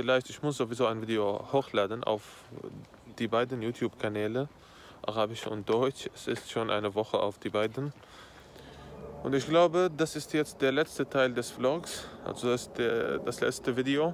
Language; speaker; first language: German; non-native, fluent; Arabic